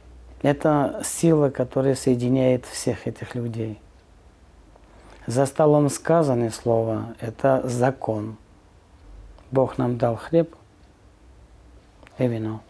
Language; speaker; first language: Russian; non-native, local second language; Georgian